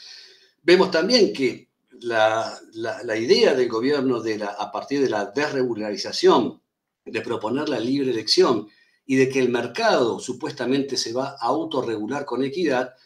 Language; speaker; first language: Spanish; native; Spanish